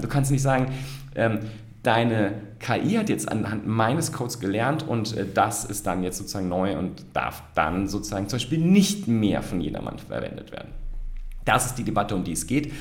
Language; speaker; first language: German; native; German